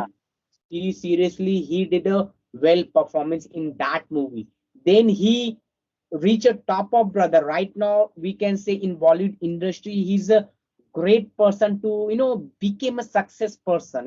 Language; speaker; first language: English; non-native, fluent; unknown